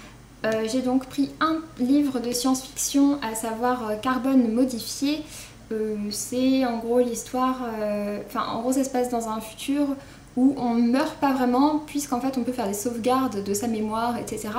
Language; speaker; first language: French; native; French